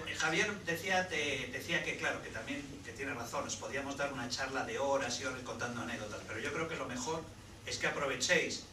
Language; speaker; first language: Spanish; native; Spanish